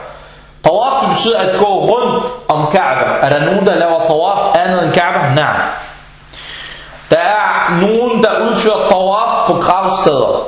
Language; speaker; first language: Danish; non-native, fluent; Arabic